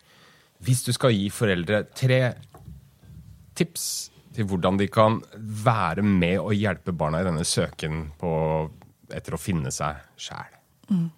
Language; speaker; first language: Norwegian; native; Norwegian